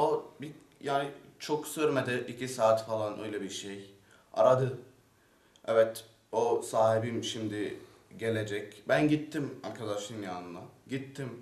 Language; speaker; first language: Turkish; non-native, learner; Arabic